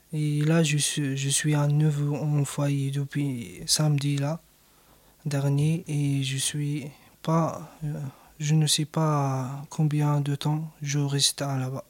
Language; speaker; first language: French; non-native, local second language; Arabic